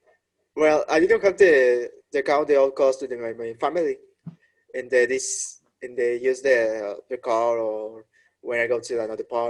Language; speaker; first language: English; non-native, learner; Spanish